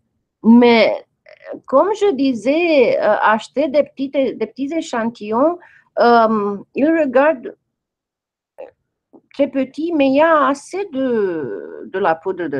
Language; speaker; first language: French; non-native, fluent; English